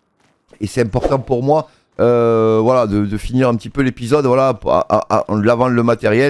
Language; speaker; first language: French; native; French